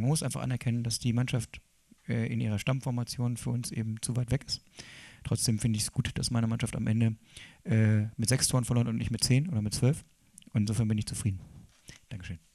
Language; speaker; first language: German; native; German